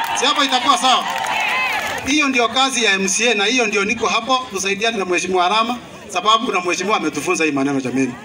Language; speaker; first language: Swahili; non-native, local second language; Gusii